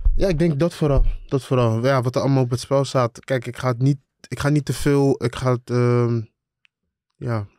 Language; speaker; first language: Dutch; early bilingual, other home language; Akan